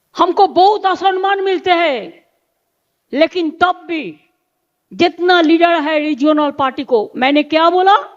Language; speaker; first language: Hindi; non-native, local second language; Bangla